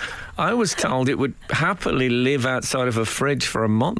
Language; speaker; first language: English; native; English